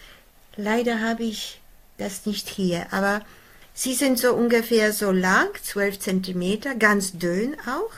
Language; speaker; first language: German; non-native, fluent; Polish